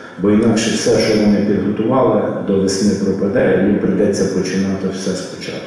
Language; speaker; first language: Ukrainian; native; Ukrainian